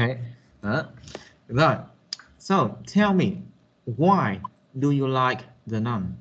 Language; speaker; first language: English; non-native, fluent; Vietnamese